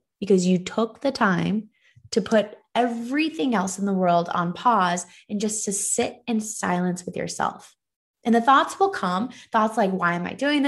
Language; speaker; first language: English; native; English